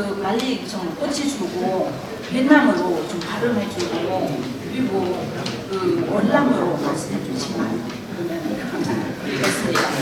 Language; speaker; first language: Korean; non-native, fluent; Vietnamese